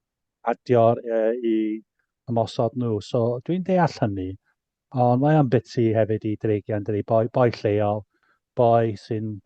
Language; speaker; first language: Welsh; non-native, fluent; English